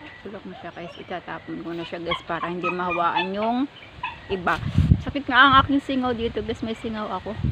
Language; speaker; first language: Filipino; non-native, local second language; Cebuano